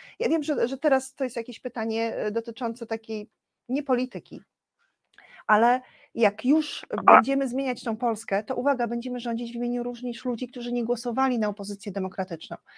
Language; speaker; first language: Polish; native; Polish